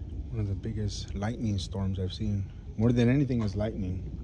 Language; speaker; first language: English; early bilingual, other home language; Spanish